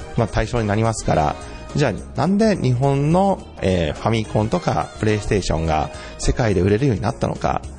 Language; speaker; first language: Japanese; native; Japanese